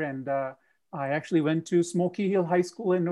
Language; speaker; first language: English; non-native, local second language; Punjabi